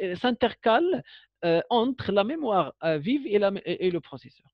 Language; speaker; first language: French; non-native, local second language; Arabic